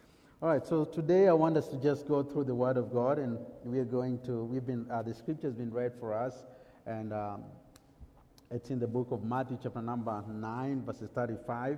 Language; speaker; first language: English; native; English